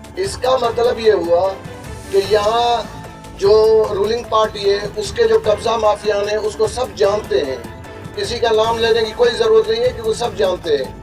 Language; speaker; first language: Urdu; non-native, local second language; Sindhi